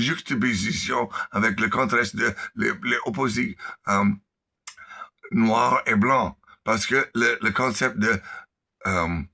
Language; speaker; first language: French; non-native, learner; English